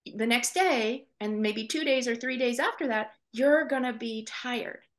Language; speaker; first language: English; native; English